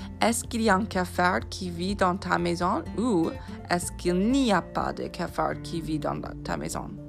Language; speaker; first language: French; non-native, fluent; English